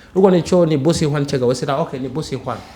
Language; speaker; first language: Chinese; non-native, learner; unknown